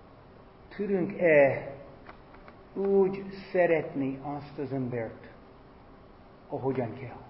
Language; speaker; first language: Hungarian; non-native, fluent; English